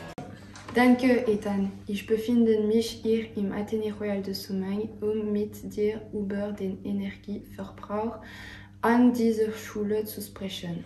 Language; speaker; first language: German; non-native, learner; French